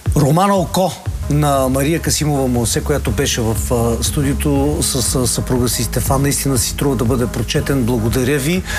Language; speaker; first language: Bulgarian; native; Bulgarian